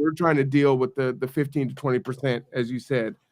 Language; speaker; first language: English; native; English